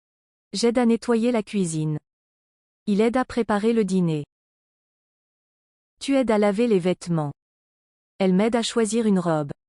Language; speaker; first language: French; non-native, learner; English